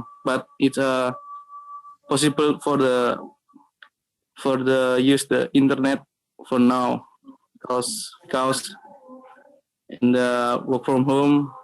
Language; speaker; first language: English; non-native, learner; Indonesian